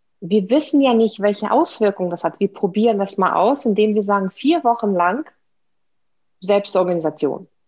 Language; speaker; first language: German; native; German